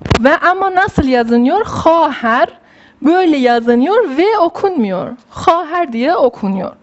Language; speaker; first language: Turkish; non-native, fluent; Persian